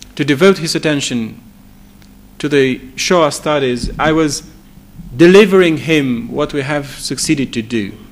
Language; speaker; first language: English; non-native, fluent; Romanian